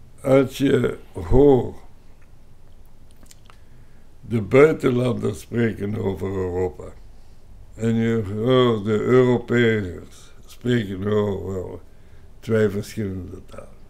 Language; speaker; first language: Dutch; non-native, local second language; French